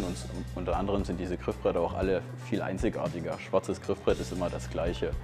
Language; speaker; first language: German; native; German